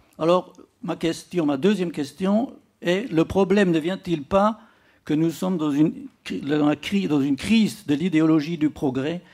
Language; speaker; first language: French; native; French